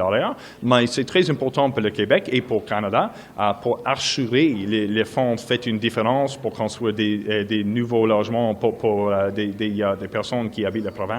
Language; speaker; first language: French; non-native, local second language; English